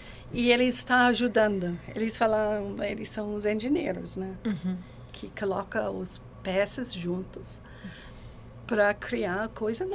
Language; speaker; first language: Portuguese; non-native, learner; English